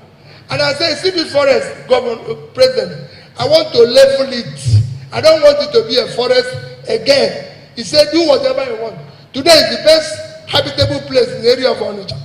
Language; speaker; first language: English; non-native, local second language; Igbo